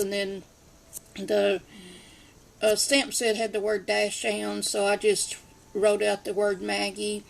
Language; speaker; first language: English; native; English